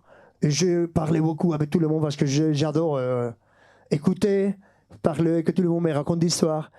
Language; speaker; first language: French; non-native, fluent; Basque